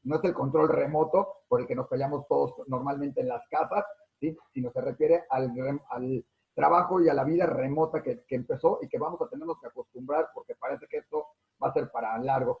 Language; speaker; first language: Spanish; native; Spanish